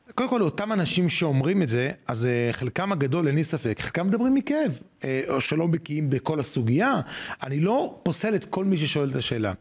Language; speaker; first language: Hebrew; native; Hebrew